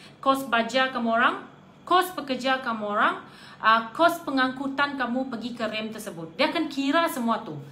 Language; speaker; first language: Malay; non-native, local second language; Iban